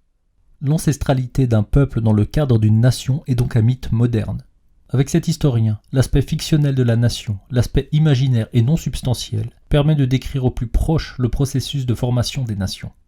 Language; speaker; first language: French; native; French